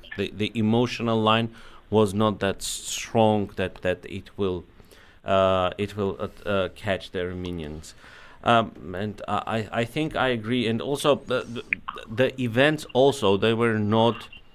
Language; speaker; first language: English; non-native, fluent; Armenian